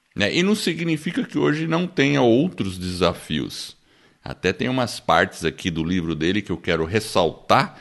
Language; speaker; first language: Portuguese; early bilingual, other home language; English